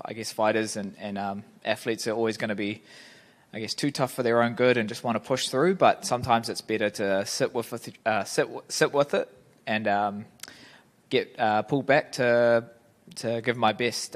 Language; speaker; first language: English; native; English